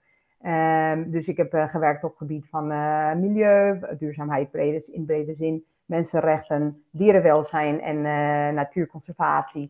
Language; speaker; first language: Dutch; non-native, fluent; Spanish